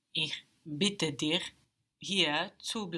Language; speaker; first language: German; non-native, learner; English